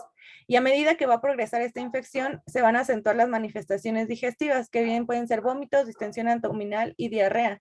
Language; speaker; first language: Spanish; native; Spanish